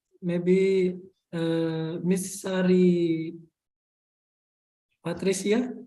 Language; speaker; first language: English; non-native, fluent; Indonesian